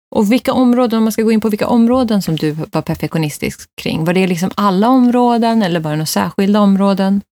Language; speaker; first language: Swedish; early bilingual, other home language; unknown